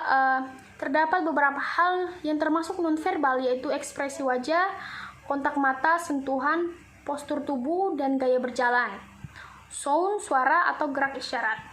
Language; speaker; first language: Indonesian; native; Indonesian